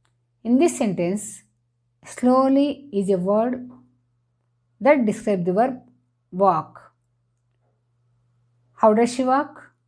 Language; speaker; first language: English; non-native, fluent; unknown